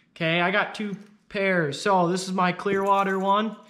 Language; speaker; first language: English; native; English